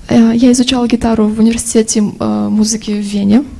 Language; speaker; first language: Russian; native; Russian